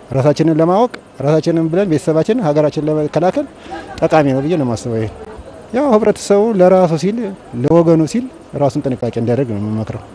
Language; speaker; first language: Amharic; native; Amharic